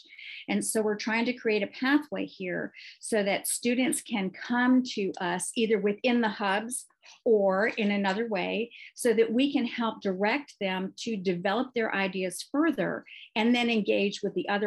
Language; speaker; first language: English; native; English